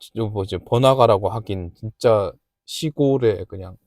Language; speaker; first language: Korean; native; Korean